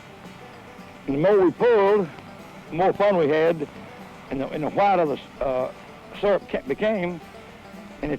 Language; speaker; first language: English; native; English